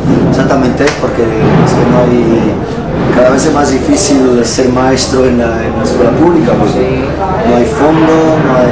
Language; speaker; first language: Spanish; early bilingual, heritage; Spanish